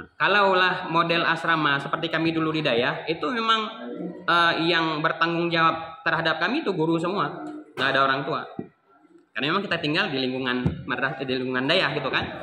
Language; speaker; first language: Indonesian; non-native, local second language; Achinese